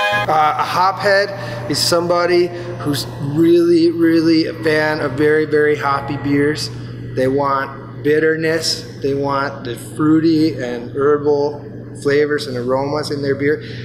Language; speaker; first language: English; native; English